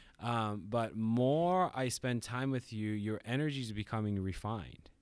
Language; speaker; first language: English; non-native, fluent; Japanese